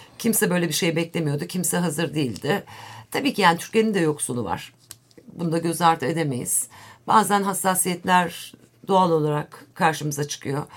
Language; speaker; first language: Turkish; native; Turkish